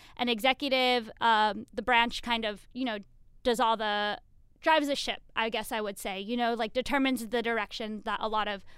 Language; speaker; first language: English; native; English